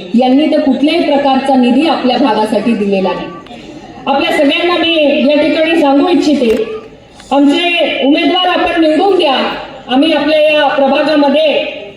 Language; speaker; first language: Marathi; native; Marathi